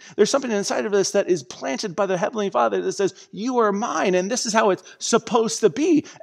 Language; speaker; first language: English; native; English